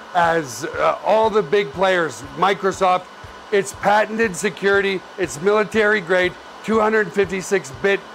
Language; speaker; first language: English; native; English